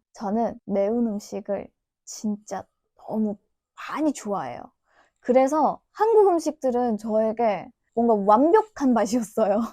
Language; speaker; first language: Korean; non-native, fluent; Turkish